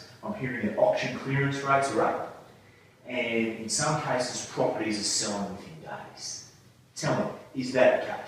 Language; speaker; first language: English; native; English